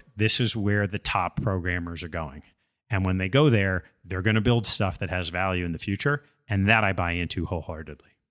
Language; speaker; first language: English; native; English